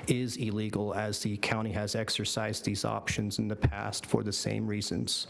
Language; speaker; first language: English; native; English